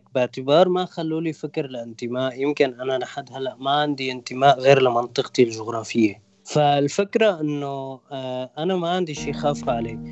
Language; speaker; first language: Arabic; non-native, local second language; Kurdish